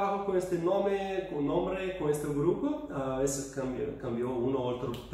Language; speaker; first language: Spanish; non-native, fluent; Portuguese